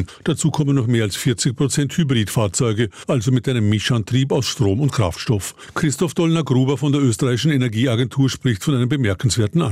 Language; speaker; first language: German; native; German